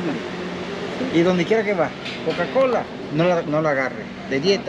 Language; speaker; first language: Spanish; native; Spanish